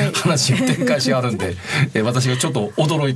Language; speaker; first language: Japanese; native; Japanese